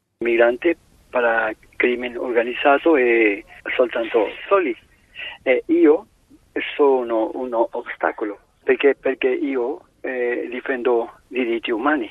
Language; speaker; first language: Italian; non-native, learner; Spanish